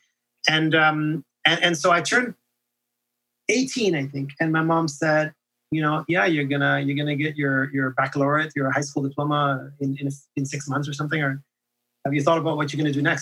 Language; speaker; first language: English; non-native, fluent; French